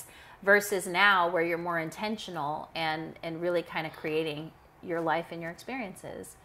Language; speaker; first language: English; native; English